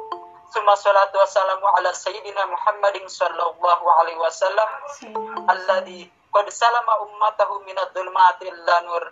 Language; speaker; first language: Arabic; non-native, learner; Indonesian